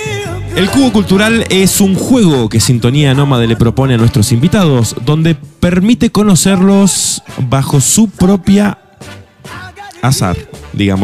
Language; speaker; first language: Spanish; native; Spanish